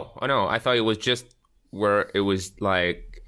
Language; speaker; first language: English; non-native, fluent; French